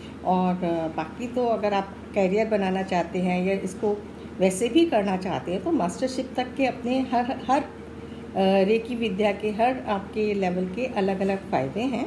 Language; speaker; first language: Hindi; native; Hindi